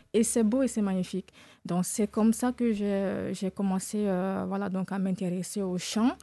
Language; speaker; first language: French; non-native, fluent; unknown